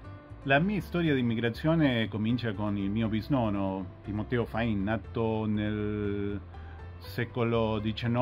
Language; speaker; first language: Italian; non-native, fluent; Spanish